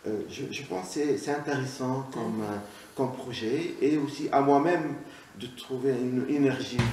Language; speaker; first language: French; non-native, local second language; Arabic